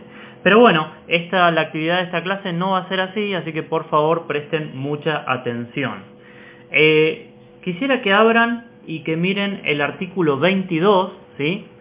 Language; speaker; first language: Spanish; native; Spanish